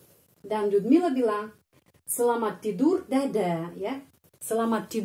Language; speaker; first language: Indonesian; non-native, fluent; Russian